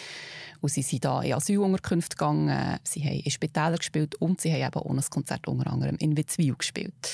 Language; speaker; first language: German; native; German